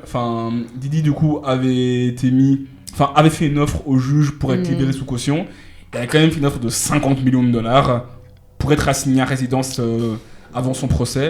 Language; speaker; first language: French; native; French